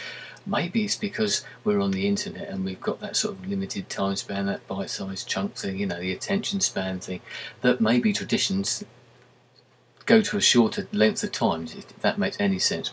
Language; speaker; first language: English; native; English